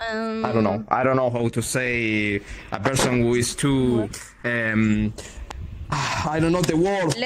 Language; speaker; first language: English; non-native, learner; Spanish